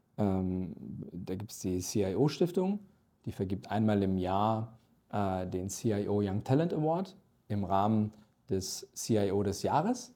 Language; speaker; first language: German; early bilingual, other home language; Turkish